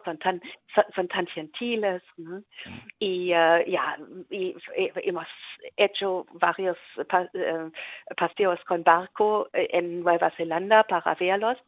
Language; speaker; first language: Spanish; non-native, learner; German